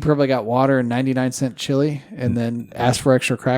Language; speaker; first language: English; native; English